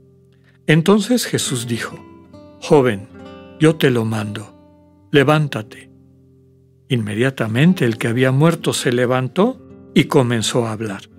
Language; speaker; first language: Spanish; native; Spanish